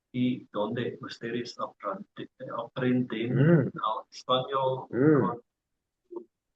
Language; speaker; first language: Spanish; non-native, learner; English